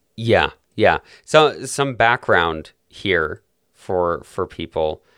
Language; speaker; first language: English; native; English